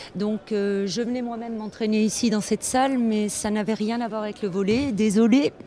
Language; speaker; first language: French; native; French